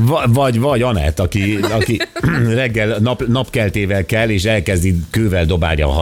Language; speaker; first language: Hungarian; native; Hungarian